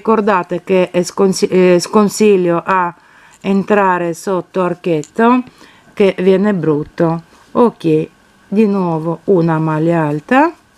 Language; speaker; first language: Italian; non-native, fluent; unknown